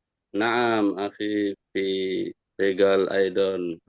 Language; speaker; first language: Arabic; non-native, learner; Indonesian